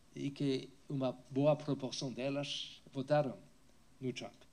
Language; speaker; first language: Portuguese; non-native, fluent; French